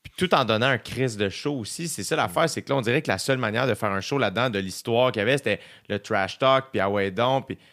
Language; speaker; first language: French; native; French